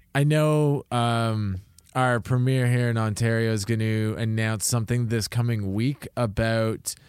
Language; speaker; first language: English; native; English